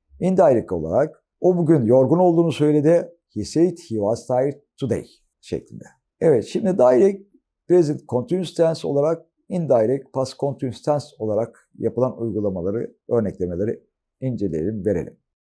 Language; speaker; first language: Turkish; native; Turkish